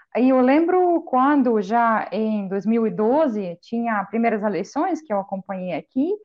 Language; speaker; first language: Portuguese; non-native, fluent; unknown